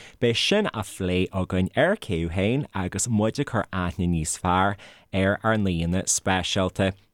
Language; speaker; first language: Irish; native; Irish